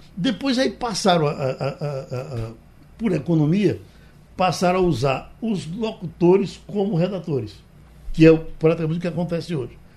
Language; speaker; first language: Portuguese; native; Portuguese